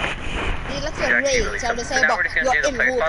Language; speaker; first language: Swedish; native; Swedish